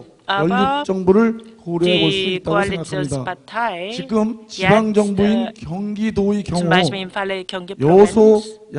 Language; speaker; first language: German; non-native, fluent; Korean